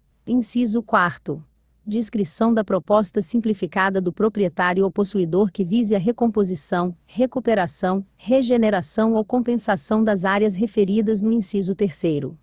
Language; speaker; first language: Portuguese; native; Portuguese